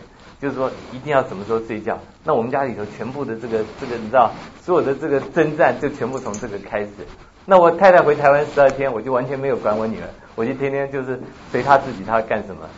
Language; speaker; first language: Chinese; native; Chinese